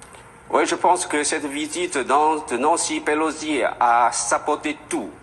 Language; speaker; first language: French; non-native, fluent; Chinese